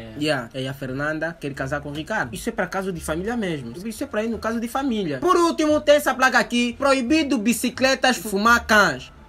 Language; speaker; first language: Portuguese; native; Portuguese